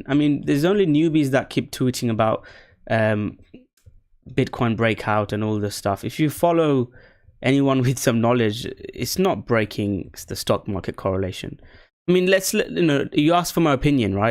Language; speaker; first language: English; native; English